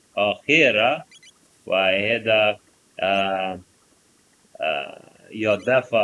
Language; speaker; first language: Arabic; non-native, learner; English